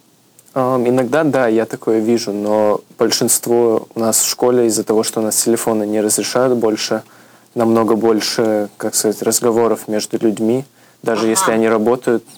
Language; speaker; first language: Russian; early bilingual, heritage; Russian